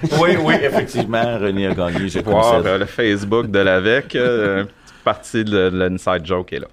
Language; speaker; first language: French; native; French